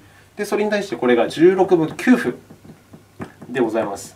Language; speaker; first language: Japanese; native; Japanese